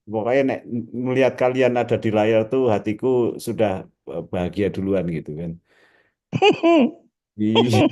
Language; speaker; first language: Indonesian; native; Indonesian